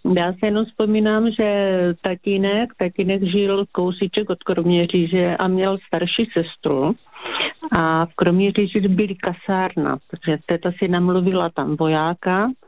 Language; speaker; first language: Czech; native; Czech